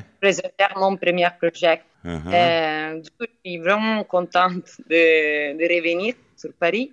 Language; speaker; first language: French; non-native, learner; Italian